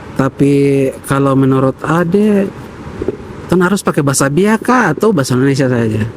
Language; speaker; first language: Indonesian; native; Indonesian